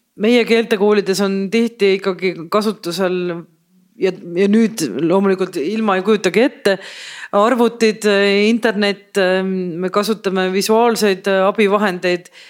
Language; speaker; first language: Estonian; native; Estonian